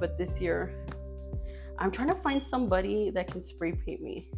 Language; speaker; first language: English; early bilingual, other home language; Spanish